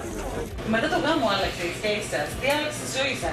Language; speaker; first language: Greek; native; Greek